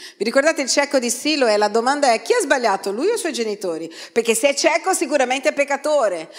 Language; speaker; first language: Italian; non-native, fluent; Portuguese